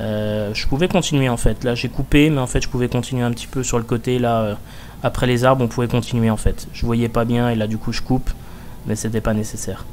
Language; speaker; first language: French; native; French